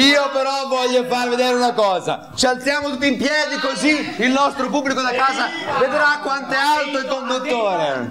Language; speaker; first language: Italian; native; Italian